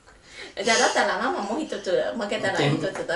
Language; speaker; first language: Japanese; non-native, learner; Vietnamese